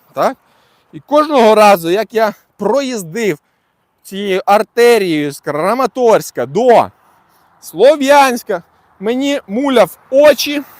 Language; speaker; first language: Ukrainian; non-native, local second language; Russian